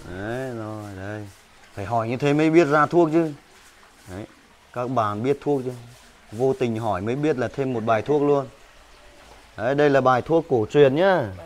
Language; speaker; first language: Vietnamese; native; Vietnamese